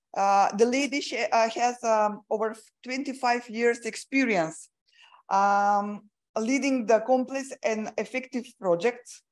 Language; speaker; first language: English; non-native, fluent; Macedonian